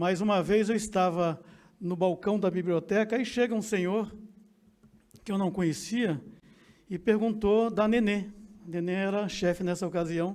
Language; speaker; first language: Portuguese; native; Portuguese